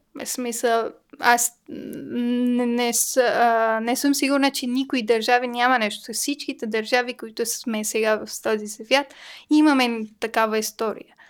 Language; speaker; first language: Bulgarian; non-native, learner; Persian